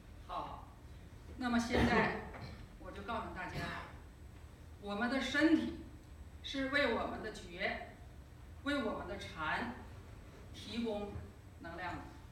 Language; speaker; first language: Chinese; native; Chinese